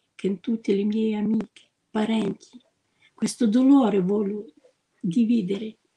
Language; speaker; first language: Italian; non-native, learner; Ukrainian